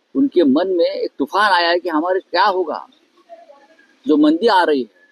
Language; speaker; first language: Hindi; non-native, local second language; Marathi